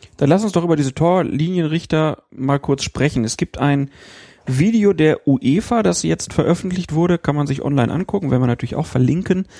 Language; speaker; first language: German; native; German